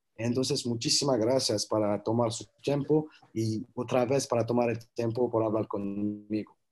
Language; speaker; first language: Spanish; non-native, learner; French